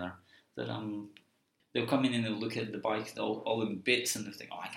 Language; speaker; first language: English; native; English